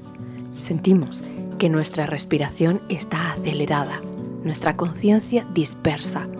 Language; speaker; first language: Spanish; native; Spanish